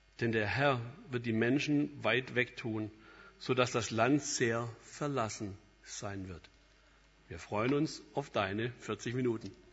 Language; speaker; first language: German; native; German